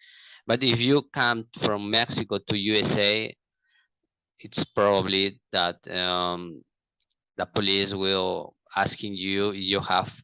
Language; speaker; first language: English; non-native, learner; Portuguese